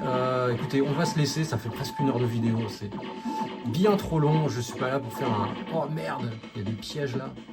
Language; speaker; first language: French; native; French